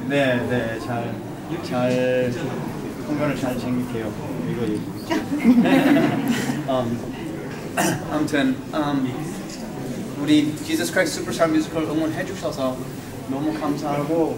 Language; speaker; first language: Korean; early bilingual, heritage; English